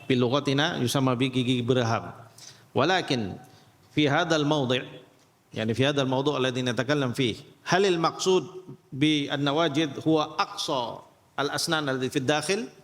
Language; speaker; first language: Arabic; non-native, fluent; Indonesian